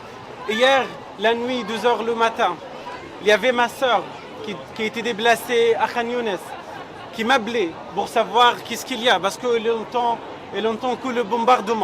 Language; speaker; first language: French; non-native, fluent; Arabic